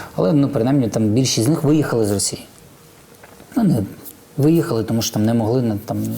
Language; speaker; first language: Ukrainian; non-native, local second language; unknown